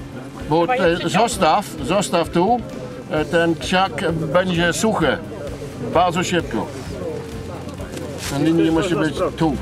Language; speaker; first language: Polish; non-native, learner; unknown